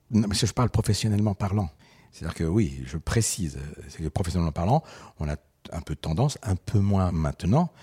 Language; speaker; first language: French; early bilingual, other home language; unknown